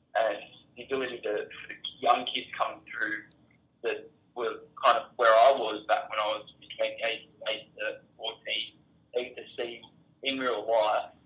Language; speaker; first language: English; native; English